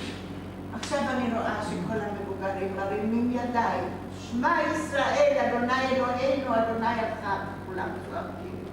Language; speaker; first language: Hebrew; non-native, fluent; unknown